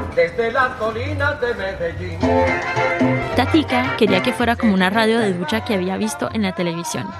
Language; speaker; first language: Spanish; early bilingual, heritage; Spanish